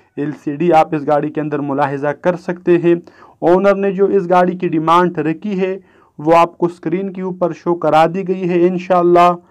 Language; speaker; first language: Urdu; non-native, local second language; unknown